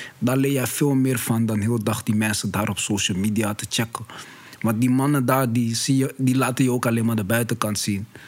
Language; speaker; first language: Dutch; early bilingual, other home language; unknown